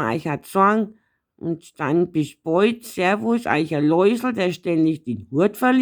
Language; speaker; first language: German; native; German